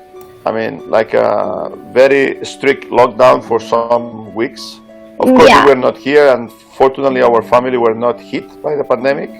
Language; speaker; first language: English; non-native, fluent; Spanish